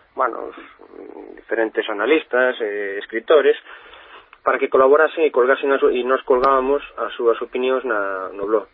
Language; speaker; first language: Galician; non-native, local second language; Spanish